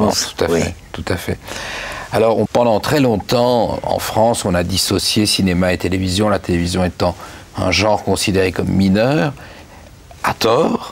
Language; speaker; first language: French; native; French